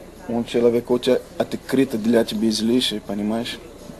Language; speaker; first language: Russian; non-native, learner; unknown